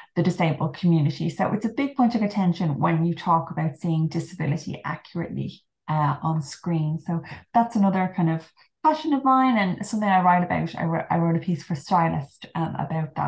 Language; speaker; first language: English; native; English